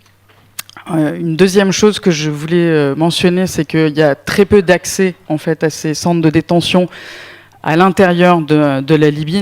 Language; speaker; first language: French; native; French